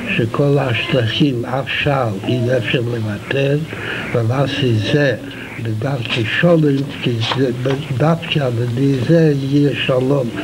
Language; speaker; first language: Hebrew; non-native, fluent; Yiddish